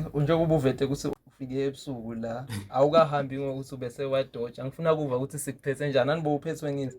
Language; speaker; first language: Zulu; native; Zulu